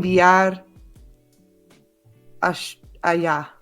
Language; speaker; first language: Spanish; non-native, learner; English